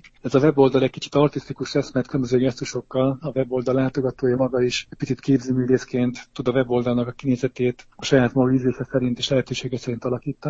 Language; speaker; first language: Hungarian; native; Hungarian